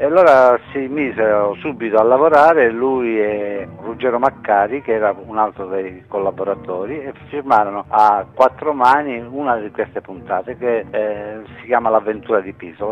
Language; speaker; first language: Italian; native; Italian